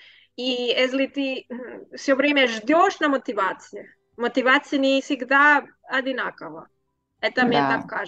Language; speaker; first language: Russian; non-native, learner; Spanish